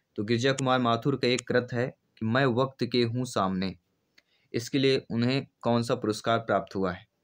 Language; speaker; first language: Hindi; native; Hindi